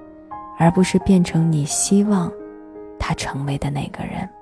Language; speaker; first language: Chinese; native; Chinese